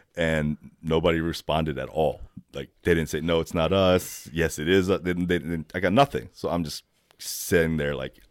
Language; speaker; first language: English; native; English